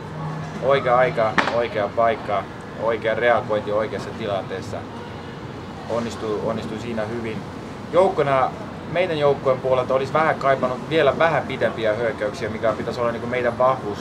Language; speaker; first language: Finnish; non-native, fluent; Estonian